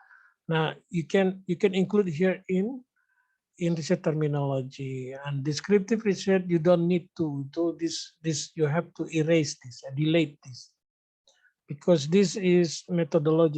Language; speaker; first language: English; non-native, fluent; Indonesian